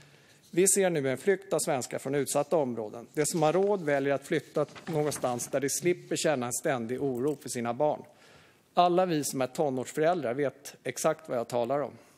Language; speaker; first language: Swedish; native; Swedish